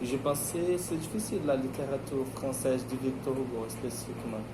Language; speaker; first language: French; non-native, learner; Portuguese